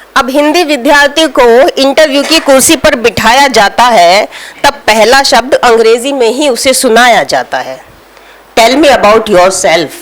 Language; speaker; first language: Hindi; native; Hindi